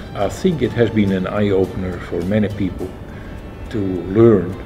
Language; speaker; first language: English; non-native, fluent; Dutch